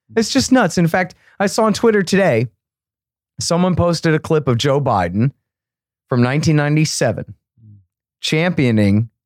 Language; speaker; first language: English; native; English